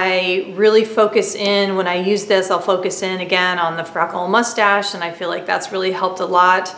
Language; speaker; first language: English; native; English